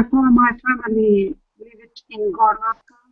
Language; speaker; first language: English; non-native, learner; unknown